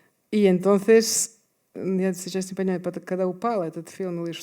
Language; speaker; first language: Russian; non-native, fluent; Serbian